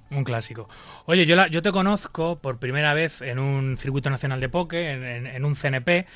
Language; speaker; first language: Spanish; native; Spanish